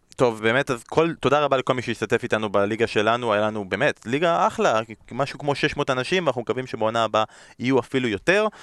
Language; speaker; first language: Hebrew; native; Hebrew